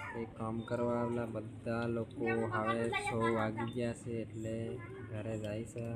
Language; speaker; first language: Gujarati; non-native, local second language; Bhili